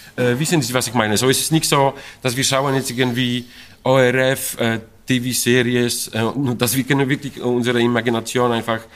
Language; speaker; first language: German; non-native, fluent; Polish